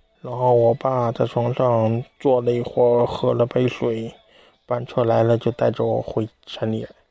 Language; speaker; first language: Chinese; native; Chinese